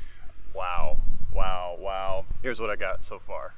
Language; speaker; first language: English; native; English